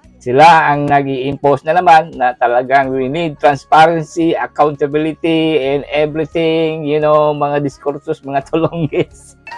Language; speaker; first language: Filipino; non-native, local second language; Cebuano